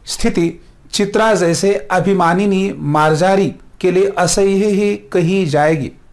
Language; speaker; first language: Hindi; non-native, local second language; Marathi